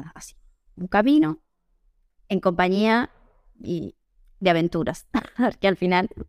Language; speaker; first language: Spanish; native; Spanish